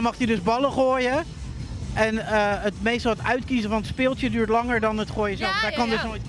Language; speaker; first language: Dutch; native; Dutch